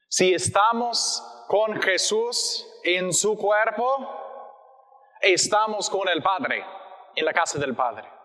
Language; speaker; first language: Spanish; non-native, learner; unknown